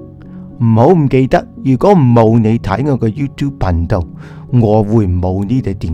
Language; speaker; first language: Cantonese; early bilingual, heritage; Cantonese